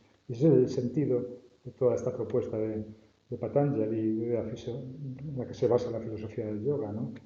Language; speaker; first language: Spanish; native; Spanish